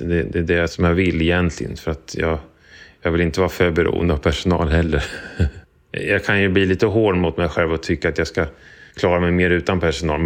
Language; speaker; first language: Swedish; native; Swedish